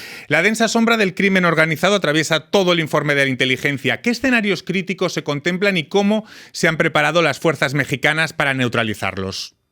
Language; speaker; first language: Spanish; native; Spanish